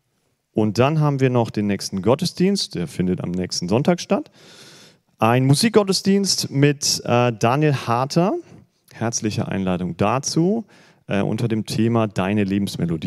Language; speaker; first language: German; native; German